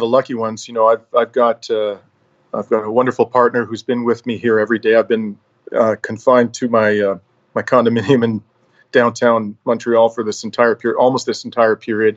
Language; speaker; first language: English; native; English